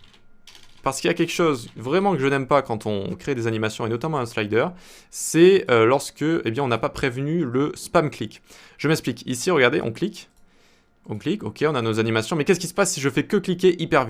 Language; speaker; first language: French; native; French